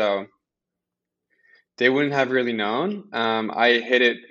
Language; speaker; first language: English; native; English